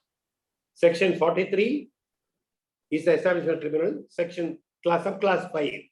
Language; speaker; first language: English; non-native, local second language; Tamil